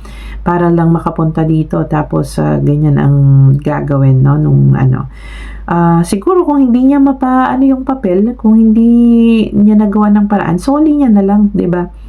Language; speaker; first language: Filipino; native; Filipino